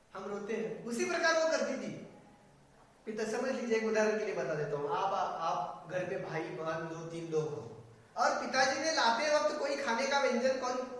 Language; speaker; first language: Hindi; non-native, local second language; Marathi